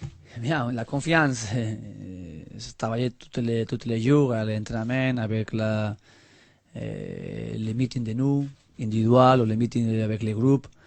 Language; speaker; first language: French; non-native, learner; Spanish